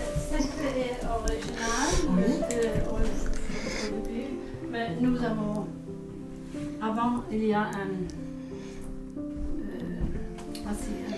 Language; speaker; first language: French; non-native, learner; Norwegian